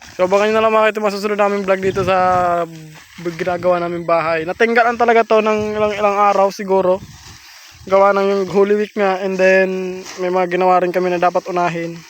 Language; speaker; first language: Filipino; non-native, local second language; Masbatenyo